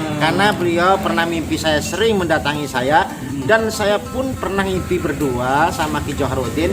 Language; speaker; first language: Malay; non-native, local second language; Javanese